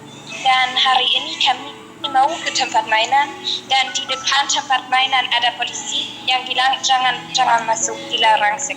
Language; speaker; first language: Indonesian; non-native, fluent; German